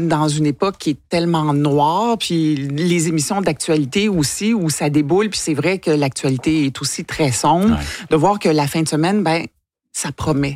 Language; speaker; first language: French; native; French